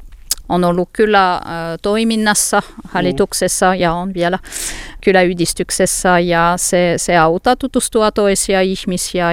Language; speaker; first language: Finnish; non-native, fluent; French